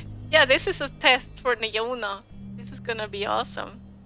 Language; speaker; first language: English; non-native, fluent; Swedish